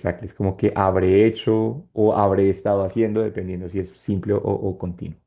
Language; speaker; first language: Spanish; native; Spanish